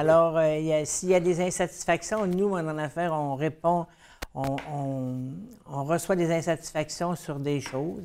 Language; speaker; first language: French; native; French